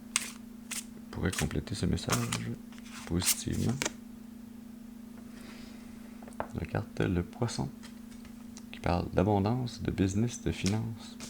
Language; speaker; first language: French; native; French